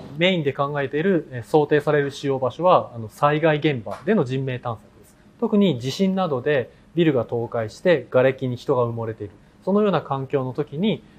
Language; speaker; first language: Japanese; native; Japanese